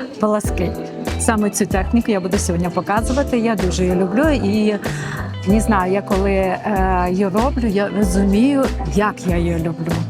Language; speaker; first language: Ukrainian; non-native, local second language; Russian